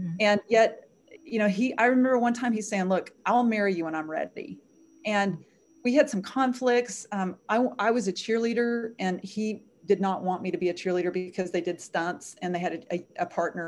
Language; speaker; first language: English; native; English